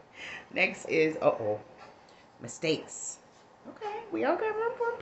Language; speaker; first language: English; native; English